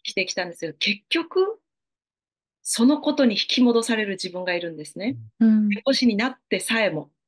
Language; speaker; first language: Japanese; native; Japanese